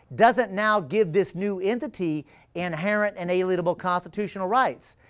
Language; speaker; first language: English; native; English